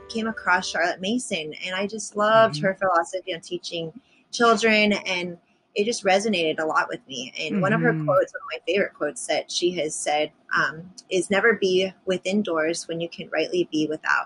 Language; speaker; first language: English; native; English